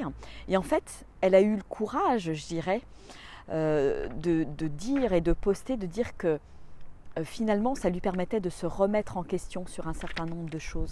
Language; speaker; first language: French; native; French